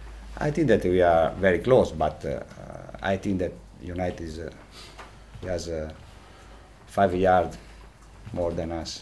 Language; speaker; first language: English; non-native, fluent; Italian